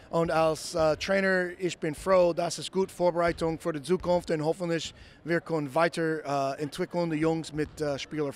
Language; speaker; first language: German; non-native, learner; English